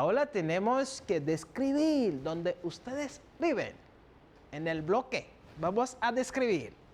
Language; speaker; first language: Spanish; non-native, fluent; French